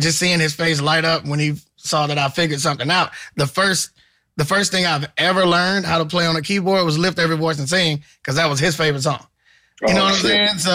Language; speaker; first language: English; native; English